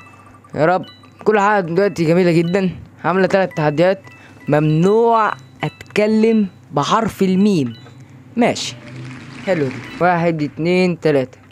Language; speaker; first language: Arabic; native; Arabic